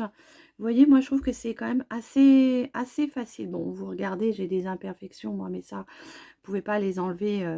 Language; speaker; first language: French; native; French